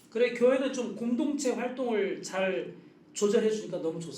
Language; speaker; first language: Korean; native; Korean